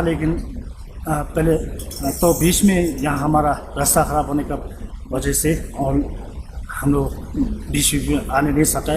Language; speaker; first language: Hindi; non-native, local second language; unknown